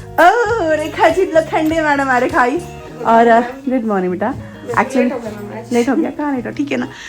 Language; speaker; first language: Hindi; native; Hindi